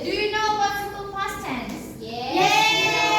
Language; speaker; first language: English; non-native, learner; Indonesian